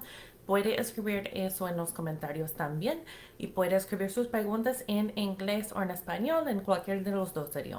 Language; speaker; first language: Spanish; non-native, fluent; English